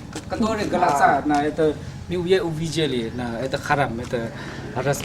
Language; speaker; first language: Russian; non-native, learner; Burmese